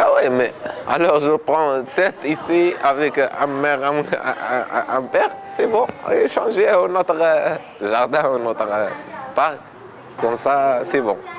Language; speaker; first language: French; non-native, learner; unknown